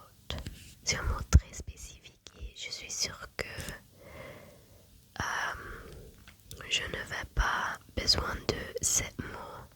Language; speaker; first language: French; non-native, learner; German